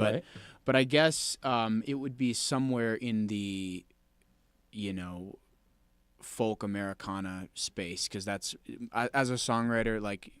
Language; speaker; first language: English; native; English